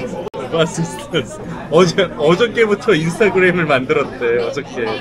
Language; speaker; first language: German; non-native, learner; Korean